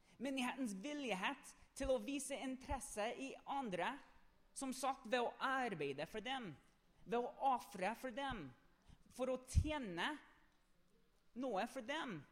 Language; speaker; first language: Norwegian; non-native, fluent; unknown